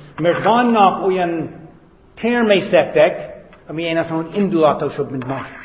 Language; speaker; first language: Hungarian; non-native, fluent; English